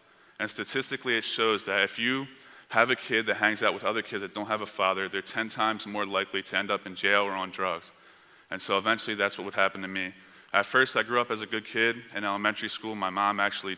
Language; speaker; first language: English; native; English